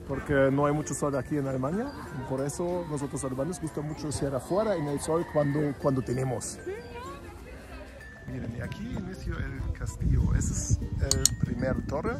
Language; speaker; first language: Spanish; non-native, learner; German